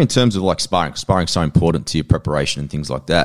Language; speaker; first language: English; native; English